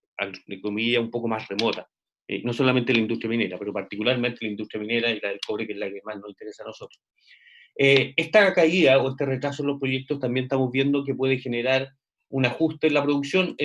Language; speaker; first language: Spanish; native; Spanish